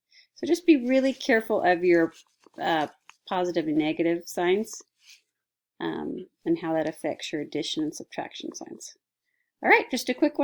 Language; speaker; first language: English; native; English